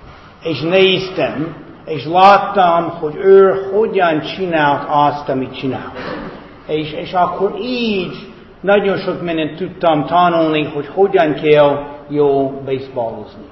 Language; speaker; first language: Hungarian; non-native, fluent; English